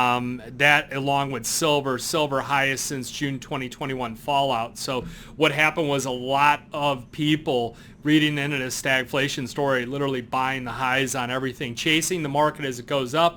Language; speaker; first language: English; native; English